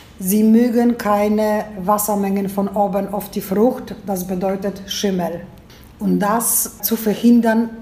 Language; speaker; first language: German; non-native, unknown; Polish